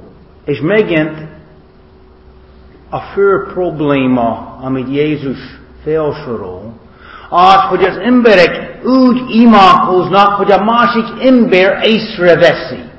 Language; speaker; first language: Hungarian; non-native, learner; English